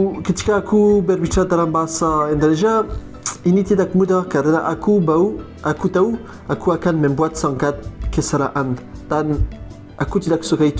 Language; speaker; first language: Indonesian; non-native, learner; French